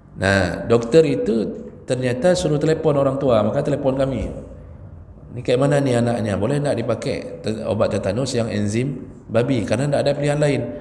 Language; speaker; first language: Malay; native; Malay